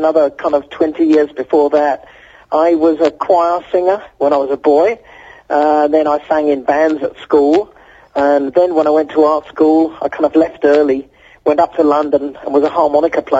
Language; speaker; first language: English; native; English